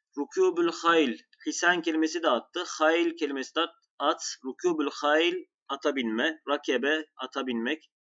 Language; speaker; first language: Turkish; native; Turkish